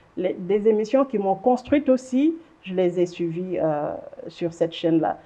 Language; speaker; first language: French; non-native, local second language; Wolof